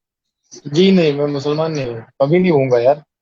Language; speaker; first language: Hindi; native; Hindi